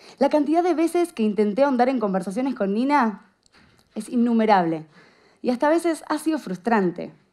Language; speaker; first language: Spanish; native; Spanish